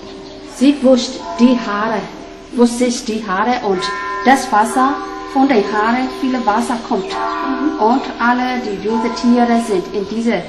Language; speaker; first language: German; non-native, learner; Burmese